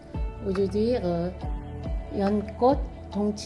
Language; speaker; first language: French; non-native, learner; Korean